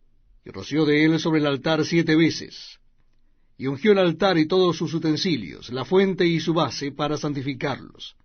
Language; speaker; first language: Spanish; native; Spanish